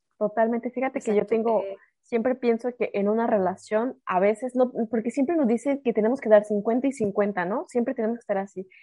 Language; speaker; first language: Spanish; native; Spanish